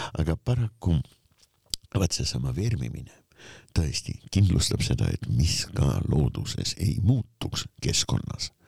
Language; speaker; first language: Estonian; non-native, local second language; Russian